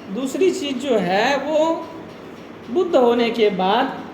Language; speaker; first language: Hindi; non-native, local second language; Marathi